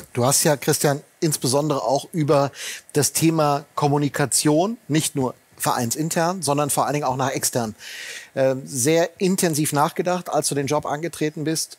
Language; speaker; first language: German; native; German